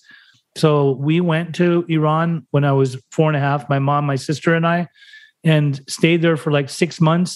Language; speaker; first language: English; early bilingual, other home language; German